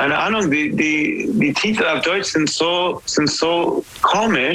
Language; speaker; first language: German; non-native, learner; English